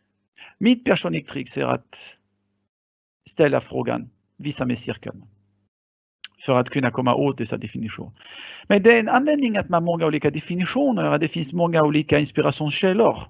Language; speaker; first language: Swedish; non-native, fluent; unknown